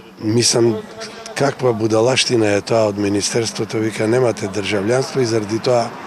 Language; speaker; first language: Macedonian; native; Macedonian